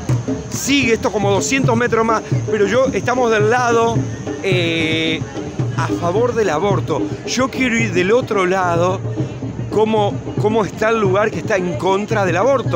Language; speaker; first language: Spanish; native; Spanish